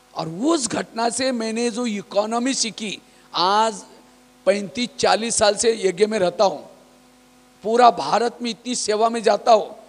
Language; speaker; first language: Hindi; non-native, local second language; Marathi